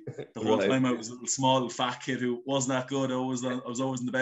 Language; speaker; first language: English; native; English